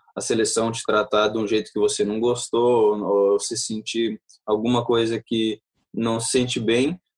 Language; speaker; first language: Portuguese; early bilingual, heritage; Portuguese